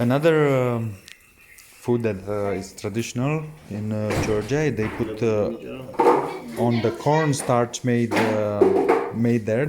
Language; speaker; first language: English; non-native, learner; Romanian